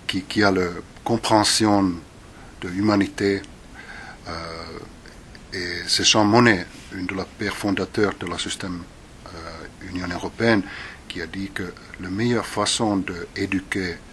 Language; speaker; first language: French; non-native, fluent; Finnish